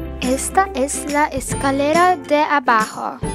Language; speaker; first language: Spanish; non-native, learner; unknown